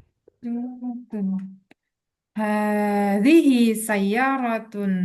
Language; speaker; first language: Arabic; non-native, learner; Indonesian